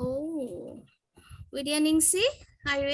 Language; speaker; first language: English; non-native, fluent; Indonesian